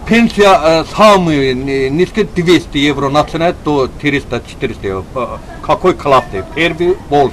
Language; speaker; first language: Russian; non-native, learner; Azerbaijani